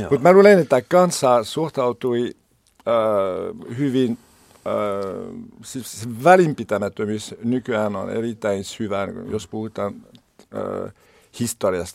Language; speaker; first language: Finnish; non-native, learner; French